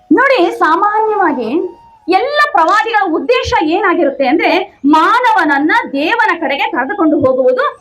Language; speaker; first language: Kannada; non-native, local second language; Tamil